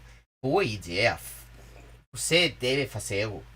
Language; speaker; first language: Portuguese; non-native, fluent; English